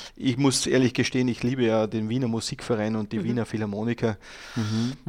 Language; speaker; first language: German; native; German